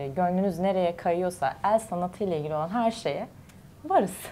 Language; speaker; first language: Turkish; native; Turkish